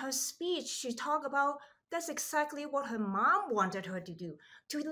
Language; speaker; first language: English; non-native, local second language; Cantonese